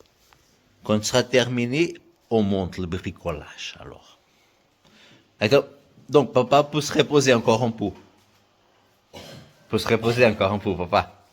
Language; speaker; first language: French; native; French